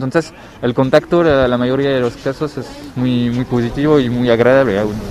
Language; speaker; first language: Spanish; non-native, fluent; French